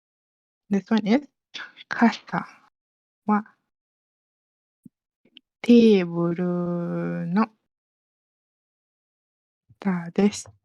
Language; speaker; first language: Japanese; non-native, fluent; Malay